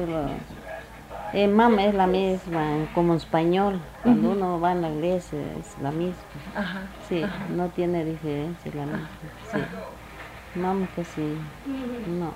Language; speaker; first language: Spanish; non-native, local second language; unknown